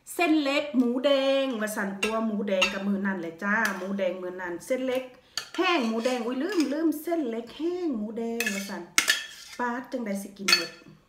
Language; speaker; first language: Thai; native; Thai